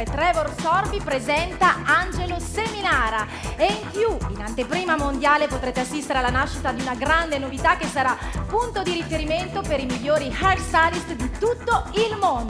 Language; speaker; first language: Italian; native; Italian